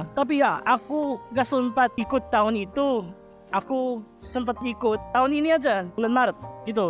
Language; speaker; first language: Indonesian; non-native, fluent; Filipino